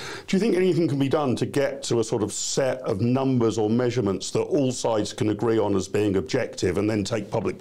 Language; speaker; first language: English; native; English